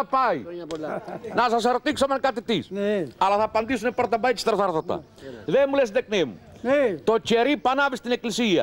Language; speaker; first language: Greek; native; Greek